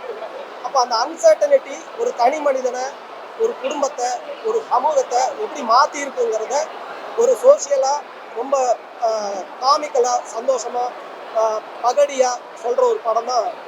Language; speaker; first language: Tamil; native; Tamil